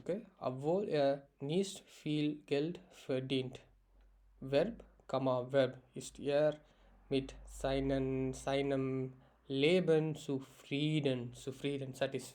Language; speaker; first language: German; non-native, learner; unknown